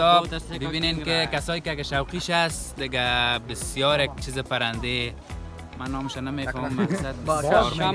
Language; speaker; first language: Persian; native; Persian